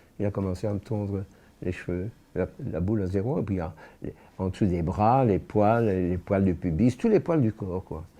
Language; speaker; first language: French; native; French